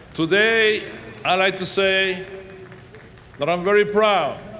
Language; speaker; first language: English; non-native, fluent; Spanish